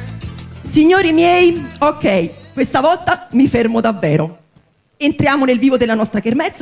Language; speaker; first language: Italian; native; Italian